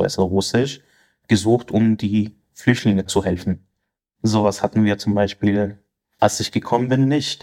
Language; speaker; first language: German; non-native, fluent; Arabic